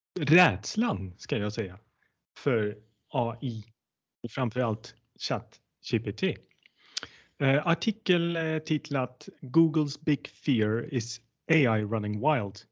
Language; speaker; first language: Swedish; non-native, fluent; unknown